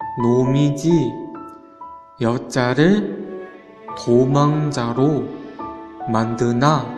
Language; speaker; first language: Korean; non-native, fluent; Chinese